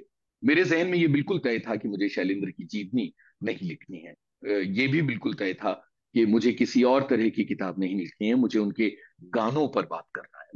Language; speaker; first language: Hindi; native; Hindi